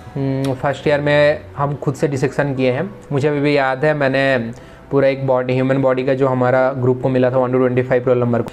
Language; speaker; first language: Hindi; non-native, local second language; Bangla